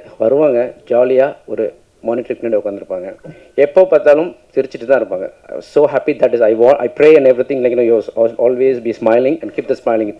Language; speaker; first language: Tamil; native; Tamil